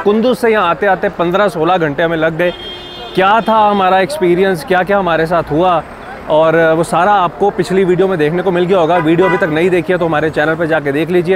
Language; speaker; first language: Hindi; native; Hindi